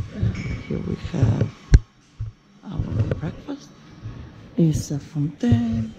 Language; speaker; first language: English; non-native, fluent; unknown